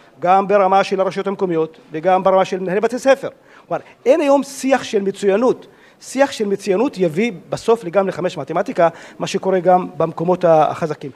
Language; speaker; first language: Hebrew; non-native, local second language; Arabic